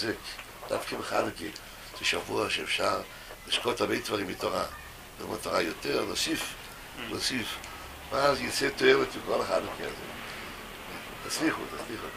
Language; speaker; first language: Hebrew; non-native, fluent; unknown